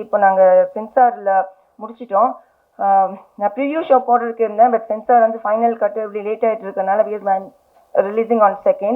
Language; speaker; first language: Tamil; early bilingual, heritage; Tamil